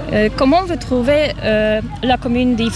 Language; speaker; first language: French; non-native, fluent; Polish